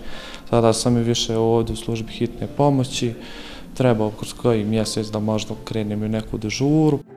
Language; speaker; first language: Bosnian; native; Bosnian